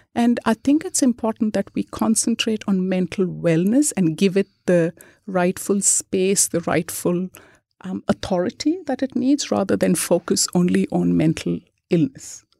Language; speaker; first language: English; non-native, local second language; Malayalam